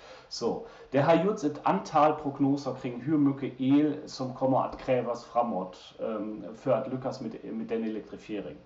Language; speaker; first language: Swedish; non-native, fluent; German